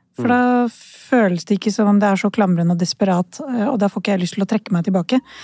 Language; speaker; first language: Norwegian; early bilingual, other home language; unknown